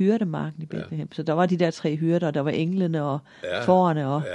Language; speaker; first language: Danish; native; Danish